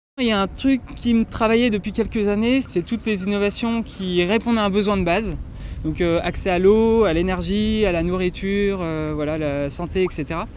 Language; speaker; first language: French; native; French